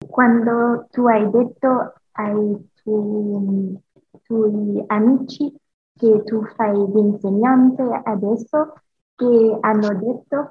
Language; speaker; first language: Italian; non-native, learner; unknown